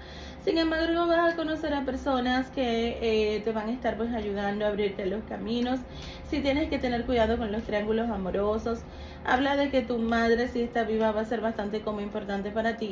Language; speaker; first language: Spanish; native; Spanish